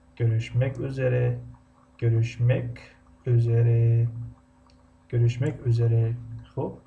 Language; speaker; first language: Turkish; non-native, fluent; Tajik